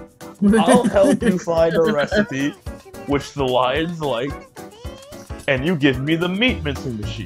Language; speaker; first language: English; native; English